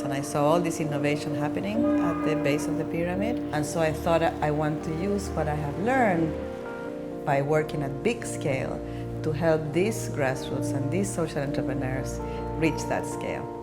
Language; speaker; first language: English; non-native, fluent; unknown